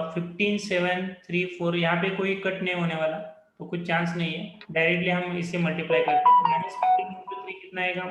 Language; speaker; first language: Hindi; non-native, local second language; Marathi